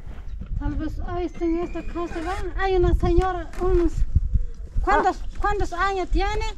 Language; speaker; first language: Spanish; non-native, local second language; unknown